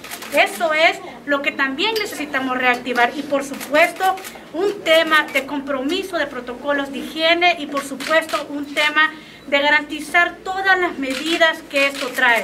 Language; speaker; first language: Spanish; native; Spanish